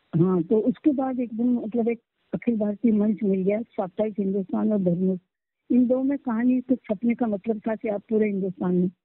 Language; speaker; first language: Hindi; non-native, local second language; Marathi